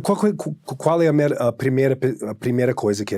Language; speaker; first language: Portuguese; non-native, fluent; English